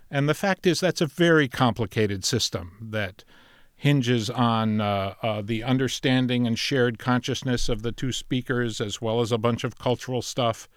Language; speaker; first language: English; native; English